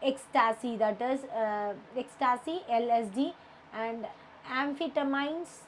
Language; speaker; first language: English; non-native, local second language; Tamil